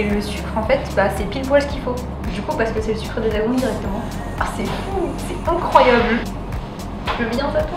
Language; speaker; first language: French; native; French